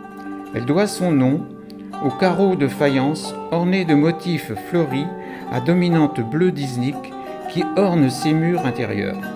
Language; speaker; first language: French; native; French